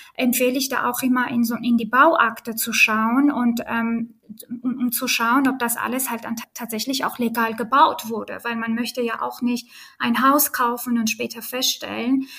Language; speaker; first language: German; non-native, fluent; Armenian